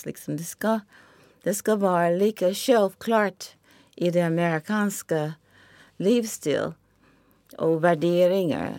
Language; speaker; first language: Swedish; non-native, fluent; English